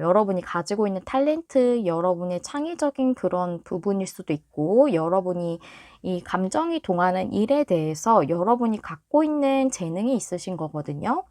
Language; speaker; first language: Korean; native; Korean